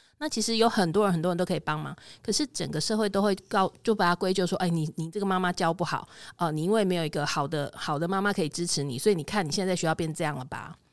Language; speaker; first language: Chinese; native; Chinese